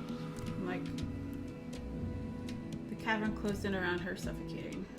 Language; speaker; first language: English; native; English